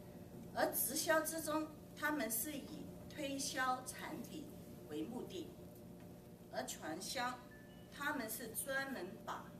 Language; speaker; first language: Chinese; native; Chinese